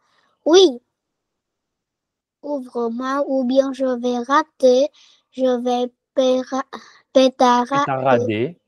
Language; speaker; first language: French; non-native, learner; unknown